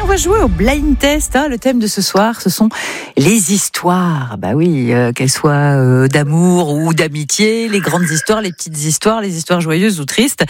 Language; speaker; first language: French; native; French